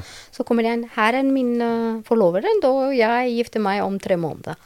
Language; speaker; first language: Norwegian; non-native, learner; Albanian